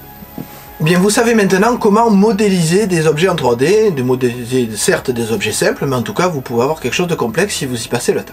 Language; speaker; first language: French; native; French